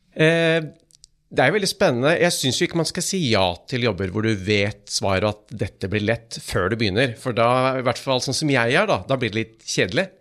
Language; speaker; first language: Norwegian; native; Norwegian